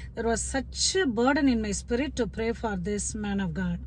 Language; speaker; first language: English; non-native, local second language; Tamil